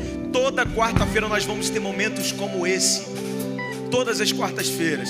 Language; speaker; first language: Portuguese; native; Portuguese